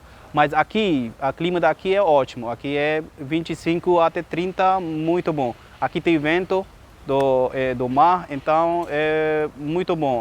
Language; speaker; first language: Portuguese; non-native, learner; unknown